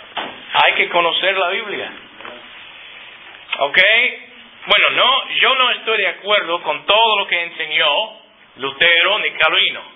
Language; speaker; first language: Spanish; non-native, fluent; English